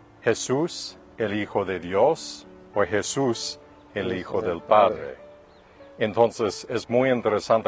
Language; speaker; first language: Spanish; non-native, fluent; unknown